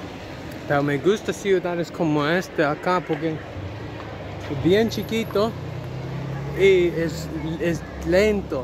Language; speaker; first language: Spanish; non-native, learner; English